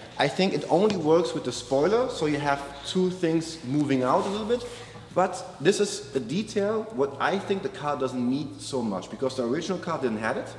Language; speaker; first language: English; non-native, fluent; German